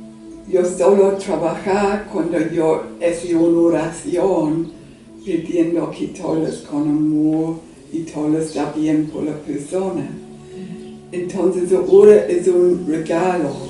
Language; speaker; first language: Spanish; non-native, learner; English